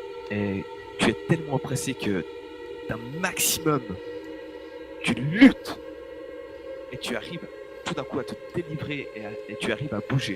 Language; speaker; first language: French; native; French